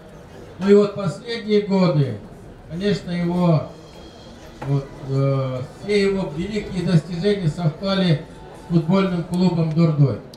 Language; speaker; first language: Russian; non-native, local second language; Kyrgyz